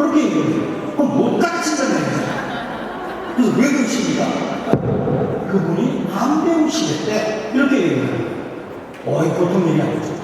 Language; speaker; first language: Korean; native; Korean